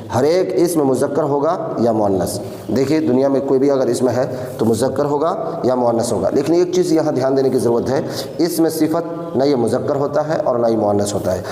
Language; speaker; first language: Urdu; native; Urdu